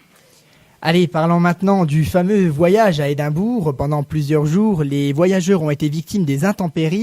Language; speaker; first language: French; native; French